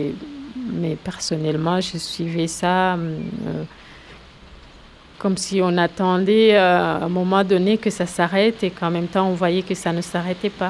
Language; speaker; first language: French; non-native, local second language; Kinyarwanda